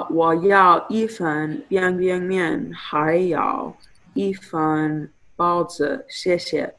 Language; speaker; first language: Chinese; non-native, learner; English